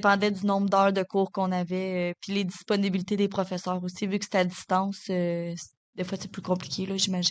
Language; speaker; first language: French; native; French